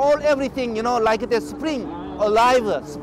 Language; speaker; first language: English; non-native, learner; Korean